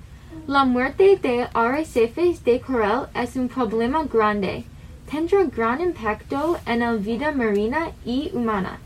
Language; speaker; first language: Spanish; non-native, learner; English